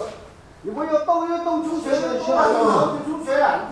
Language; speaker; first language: Chinese; native; Chinese